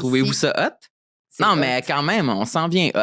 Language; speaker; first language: French; native; French